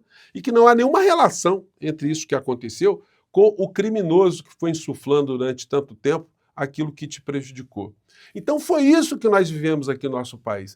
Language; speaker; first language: Portuguese; native; Portuguese